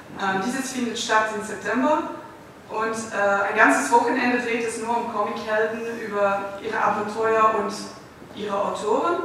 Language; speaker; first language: German; non-native, fluent; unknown